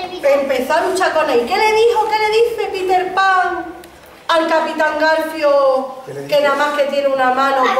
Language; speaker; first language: Spanish; native; Spanish